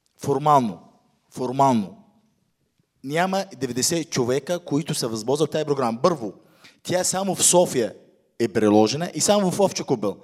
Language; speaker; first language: Bulgarian; non-native, fluent; Arabic